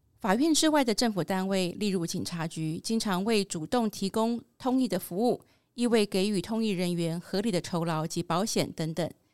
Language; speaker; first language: Chinese; native; Chinese